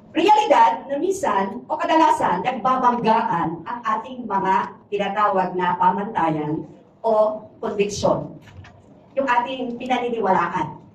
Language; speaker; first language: Filipino; native; Filipino